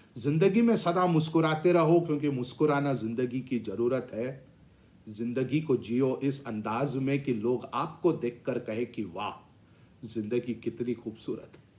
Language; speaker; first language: Hindi; non-native, local second language; Tamil